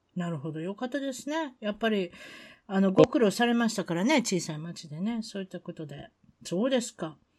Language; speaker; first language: Japanese; native; Japanese